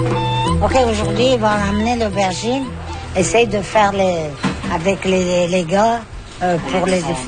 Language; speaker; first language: French; non-native, fluent; Persian